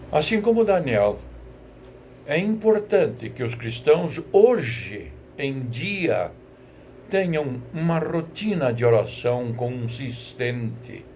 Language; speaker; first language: Portuguese; native; Portuguese